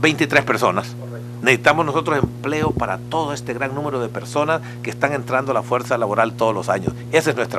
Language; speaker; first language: Spanish; native; Spanish